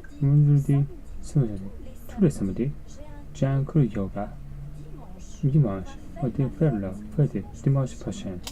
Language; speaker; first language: French; non-native, learner; Japanese